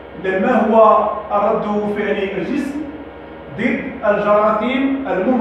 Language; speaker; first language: Arabic; native; Arabic